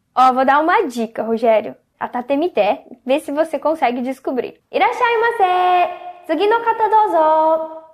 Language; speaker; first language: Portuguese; native; Portuguese